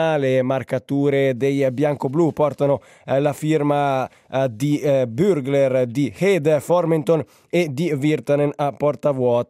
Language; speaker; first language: Italian; native; Italian